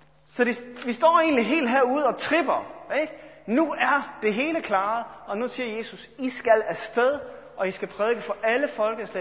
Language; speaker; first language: Danish; native; Danish